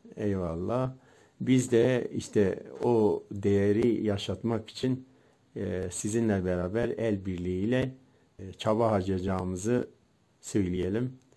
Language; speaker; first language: Turkish; non-native, local second language; Zaza